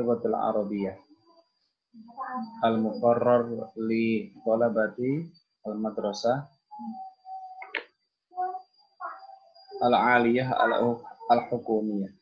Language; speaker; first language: Arabic; non-native, fluent; Indonesian